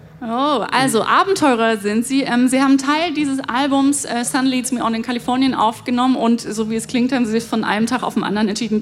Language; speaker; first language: German; native; German